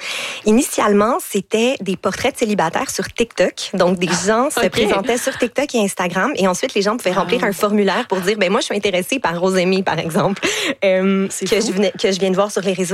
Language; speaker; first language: French; native; French